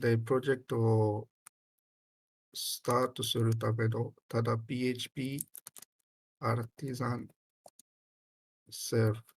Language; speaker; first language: Japanese; non-native, learner; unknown